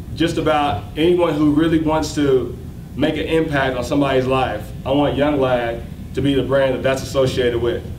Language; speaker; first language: English; native; English